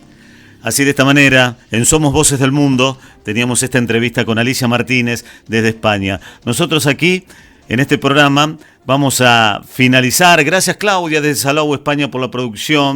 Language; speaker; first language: Spanish; native; Spanish